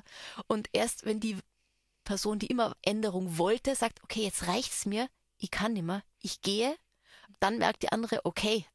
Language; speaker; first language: German; native; German